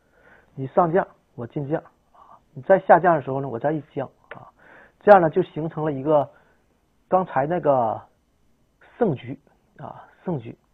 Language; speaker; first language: Chinese; native; Chinese